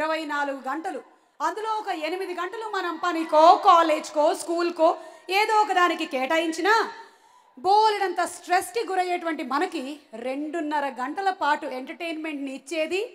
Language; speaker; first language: Telugu; native; Telugu